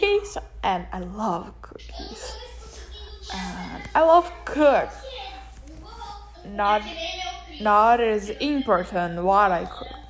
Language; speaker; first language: English; non-native, learner; Portuguese